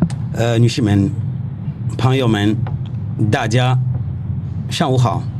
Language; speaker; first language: Chinese; non-native, learner; French